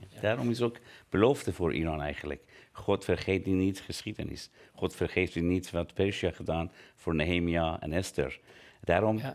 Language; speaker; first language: Dutch; non-native, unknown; Persian